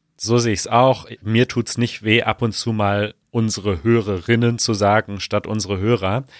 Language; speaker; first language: German; native; German